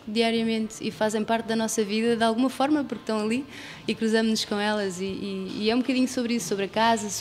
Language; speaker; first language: Portuguese; native; Portuguese